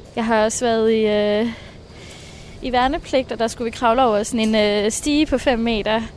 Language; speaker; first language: Danish; native; Danish